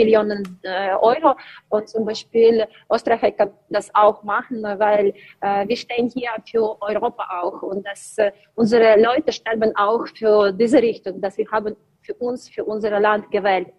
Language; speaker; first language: German; non-native, learner; Ukrainian